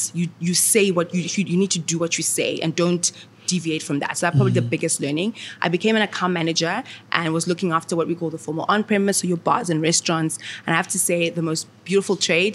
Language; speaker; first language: English; non-native, local second language; Shona